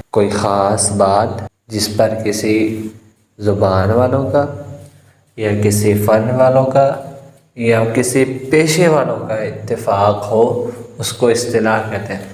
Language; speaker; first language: Urdu; non-native, local second language; Punjabi